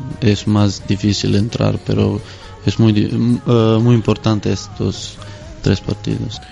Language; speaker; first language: Spanish; non-native, learner; Serbian